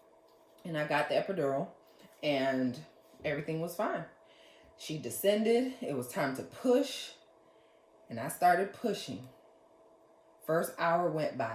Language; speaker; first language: English; native; English